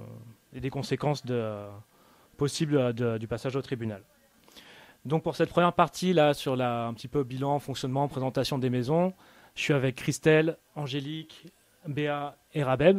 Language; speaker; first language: French; native; French